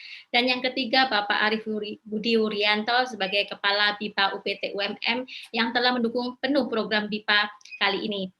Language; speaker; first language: Indonesian; native; Indonesian